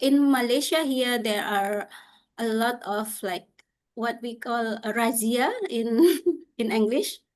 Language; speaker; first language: English; non-native, learner; Indonesian